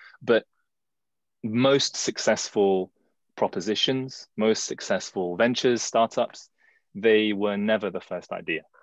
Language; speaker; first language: English; early bilingual, other home language; Chinese